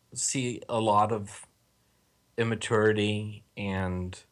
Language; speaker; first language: English; native; English